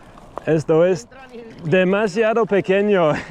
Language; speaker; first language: Spanish; non-native, learner; English